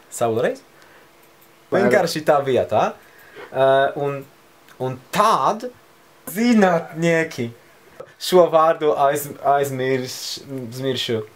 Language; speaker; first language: Latvian; non-native, learner; Polish